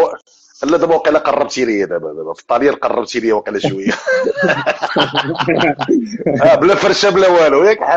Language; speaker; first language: Arabic; native; Arabic